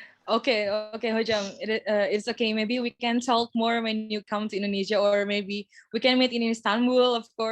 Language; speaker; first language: English; non-native, fluent; Indonesian